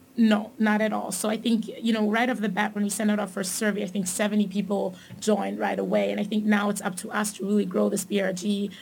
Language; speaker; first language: English; non-native, fluent; German